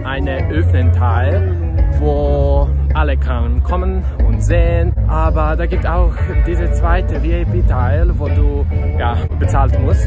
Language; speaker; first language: German; non-native, learner; Serbian